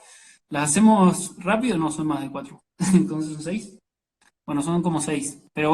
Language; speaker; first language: Spanish; native; Spanish